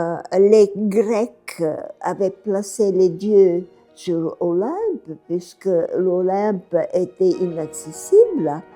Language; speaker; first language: French; non-native, fluent; Bulgarian